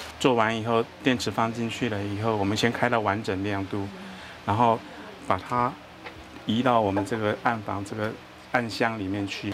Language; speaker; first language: Chinese; non-native, local second language; Hakka Chinese